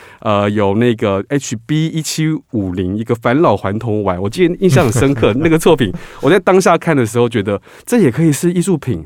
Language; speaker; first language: Chinese; native; Chinese